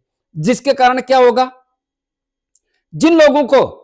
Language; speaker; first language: Hindi; native; Hindi